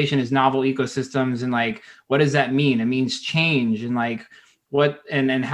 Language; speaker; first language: English; native; English